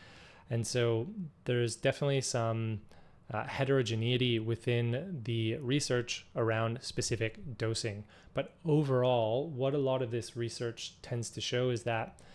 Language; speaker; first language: English; native; English